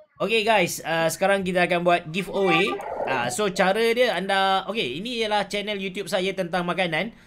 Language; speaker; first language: Malay; native; Malay